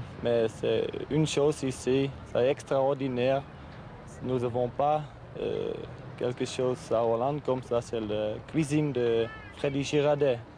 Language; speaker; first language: French; non-native, learner; Dutch